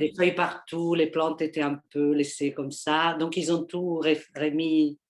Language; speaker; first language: French; non-native, fluent; English